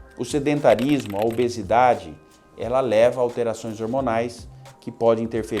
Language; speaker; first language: Portuguese; native; Portuguese